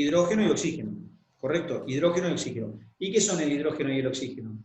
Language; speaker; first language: Spanish; native; Spanish